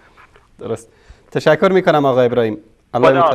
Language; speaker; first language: Persian; native; Persian